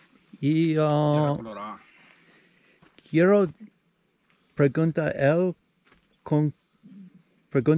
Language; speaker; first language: Spanish; non-native, learner; English